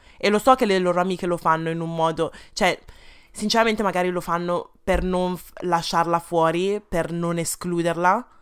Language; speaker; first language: Italian; early bilingual, other home language; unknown